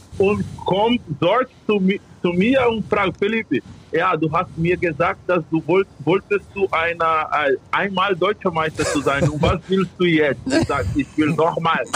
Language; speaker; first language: German; non-native, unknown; Portuguese